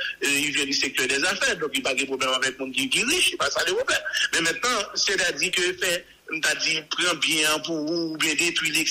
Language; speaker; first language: French; non-native, local second language; Haitian Creole